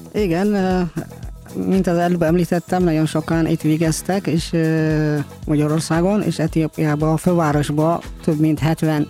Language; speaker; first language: Hungarian; non-native, fluent; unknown